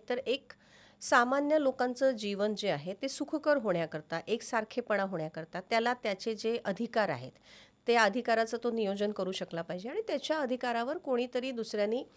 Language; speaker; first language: Marathi; native; Marathi